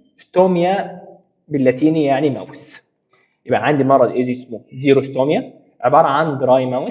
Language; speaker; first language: Arabic; native; Arabic